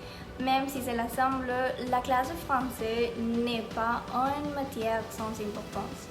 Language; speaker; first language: French; non-native, learner; Spanish